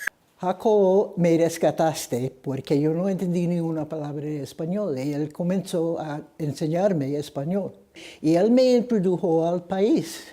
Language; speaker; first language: Spanish; non-native, fluent; English